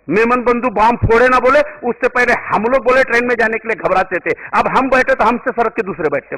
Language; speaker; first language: Hindi; non-native, local second language; Marathi